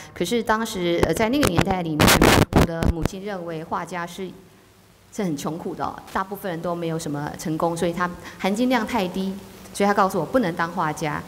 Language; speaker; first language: Chinese; native; Chinese